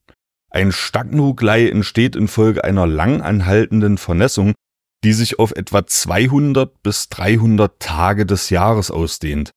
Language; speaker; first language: German; native; German